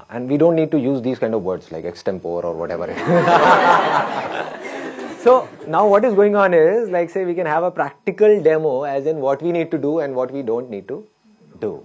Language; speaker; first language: English; non-native, local second language; Hindi